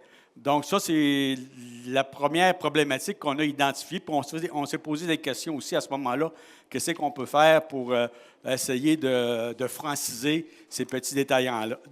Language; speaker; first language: French; native; French